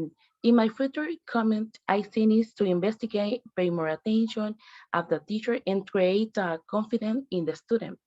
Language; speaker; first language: English; non-native, learner; Spanish